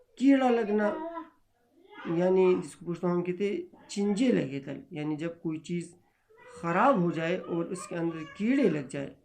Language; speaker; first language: Urdu; non-native, local second language; Pashto